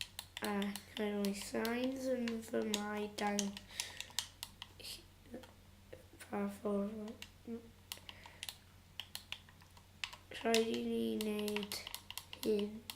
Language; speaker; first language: Welsh; non-native, local second language; English